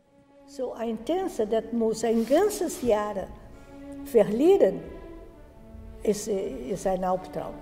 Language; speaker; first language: German; non-native, fluent; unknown